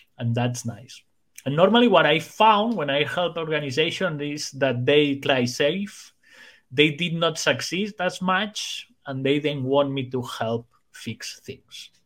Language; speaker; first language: English; non-native, fluent; Spanish